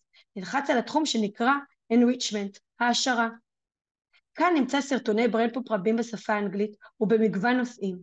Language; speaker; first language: Hebrew; native; Hebrew